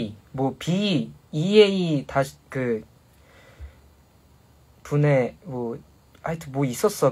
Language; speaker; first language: Korean; native; Korean